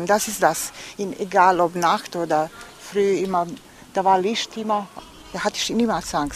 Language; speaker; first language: German; non-native, learner; Serbian